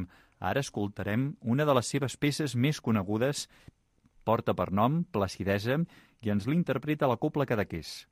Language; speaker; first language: Catalan; native; Catalan